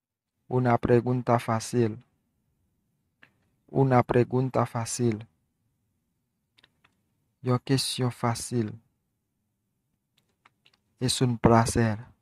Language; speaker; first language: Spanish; non-native, learner; Haitian Creole